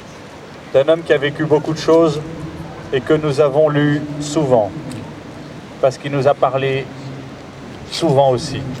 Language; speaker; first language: French; native; French